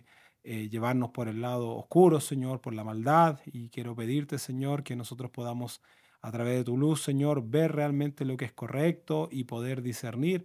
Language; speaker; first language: Spanish; native; Spanish